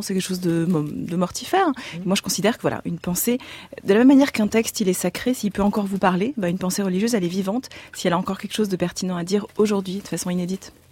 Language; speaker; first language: French; native; French